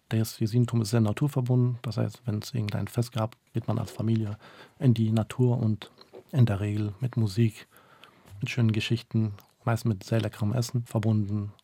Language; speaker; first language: German; early bilingual, other home language; Kurdish